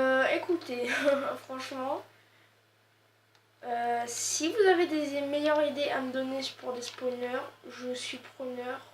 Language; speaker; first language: French; native; French